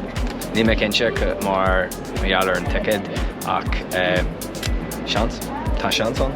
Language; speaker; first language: Irish; non-native, local second language; English